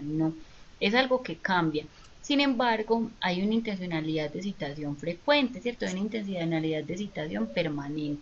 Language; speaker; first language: Spanish; native; Spanish